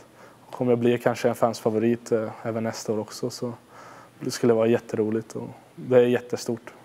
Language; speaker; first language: Swedish; non-native, fluent; Hungarian